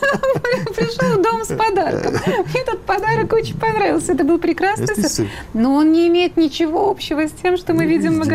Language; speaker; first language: Russian; native; Russian